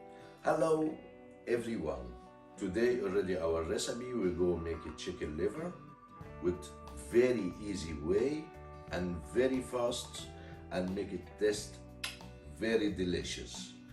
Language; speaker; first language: English; non-native, learner; Arabic